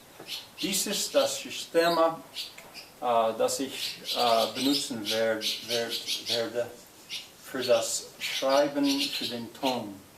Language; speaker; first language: German; non-native, learner; English